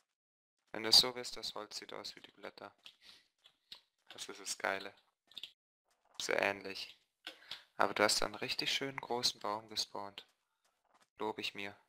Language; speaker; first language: German; native; German